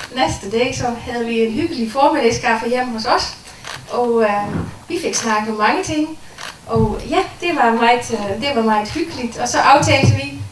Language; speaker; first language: Danish; non-native, fluent; Dutch